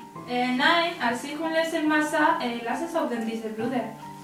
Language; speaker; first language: German; non-native, learner; Spanish